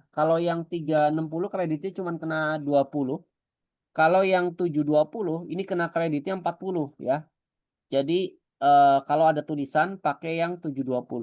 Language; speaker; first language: Indonesian; native; Indonesian